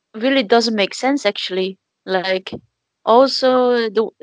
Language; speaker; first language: English; non-native, fluent; Korean